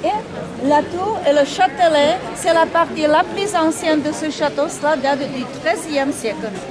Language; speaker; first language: French; non-native, fluent; Czech